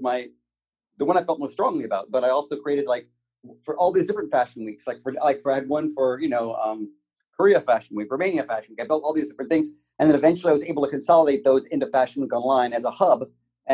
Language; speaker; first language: English; native; English